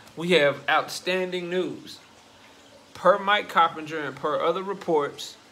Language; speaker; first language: English; native; English